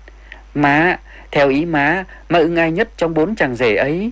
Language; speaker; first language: Vietnamese; native; Vietnamese